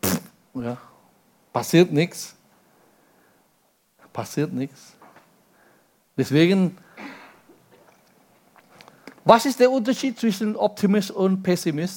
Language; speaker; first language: German; non-native, fluent; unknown